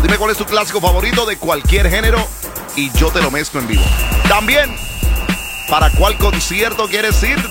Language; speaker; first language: Spanish; native; Spanish